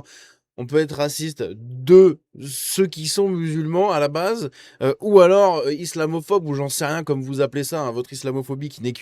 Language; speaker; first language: French; native; French